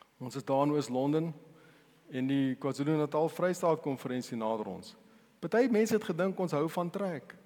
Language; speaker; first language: Afrikaans; non-native, local second language; Tswana